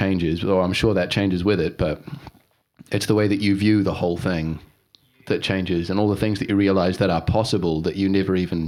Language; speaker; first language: English; native; English